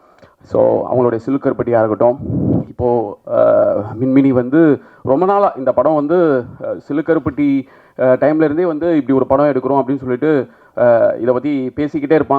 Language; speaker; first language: Tamil; native; Tamil